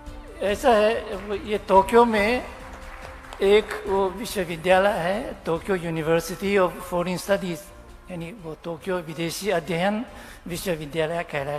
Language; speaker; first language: Hindi; non-native, fluent; Japanese